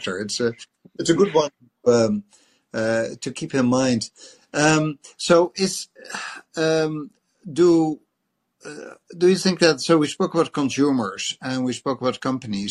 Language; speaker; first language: English; non-native, fluent; Dutch